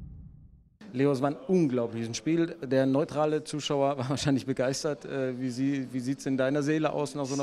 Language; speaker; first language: German; native; German